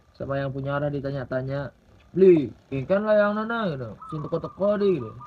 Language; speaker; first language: Indonesian; non-native, local second language; Balinese